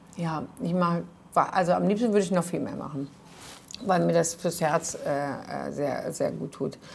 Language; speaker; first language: German; early bilingual, other home language; Croatian